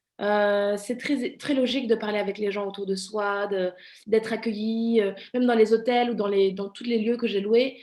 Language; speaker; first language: French; early bilingual, other home language; Vietnamese